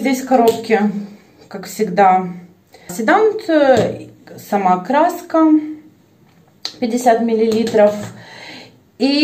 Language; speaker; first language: Russian; native; Russian